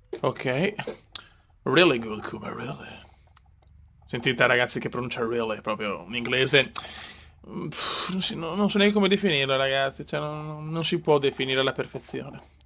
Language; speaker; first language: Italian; native; Italian